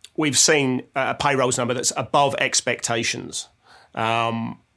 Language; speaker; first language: English; native; English